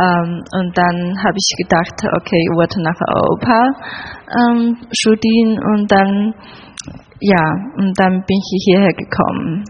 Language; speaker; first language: German; non-native, learner; Chinese